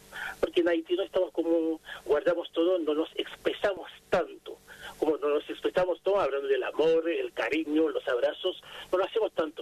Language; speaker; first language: Spanish; non-native, fluent; Haitian Creole